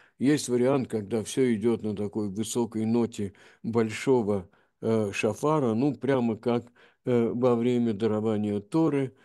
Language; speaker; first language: Russian; native; Russian